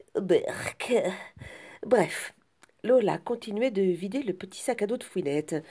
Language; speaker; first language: French; native; French